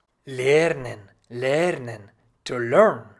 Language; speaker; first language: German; non-native, fluent; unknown